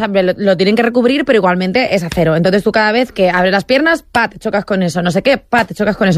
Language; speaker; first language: Spanish; native; Spanish